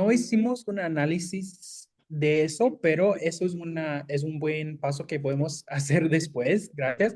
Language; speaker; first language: Spanish; non-native, fluent; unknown